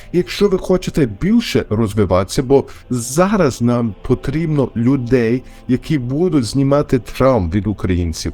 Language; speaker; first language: Ukrainian; early bilingual, heritage; Ukrainian